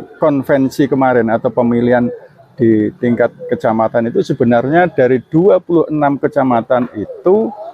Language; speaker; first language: Indonesian; non-native, local second language; Javanese